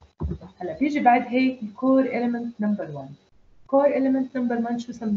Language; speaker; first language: Arabic; native; Arabic